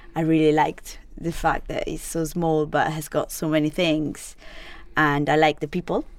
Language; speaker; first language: English; non-native, fluent; Italian